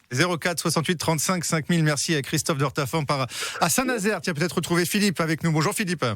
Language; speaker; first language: French; native; French